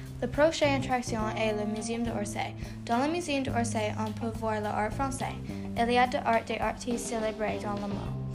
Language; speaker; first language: French; non-native, learner; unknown